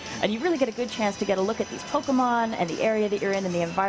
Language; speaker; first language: English; native; English